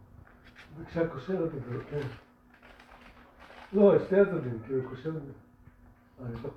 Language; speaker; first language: Hebrew; native; Hebrew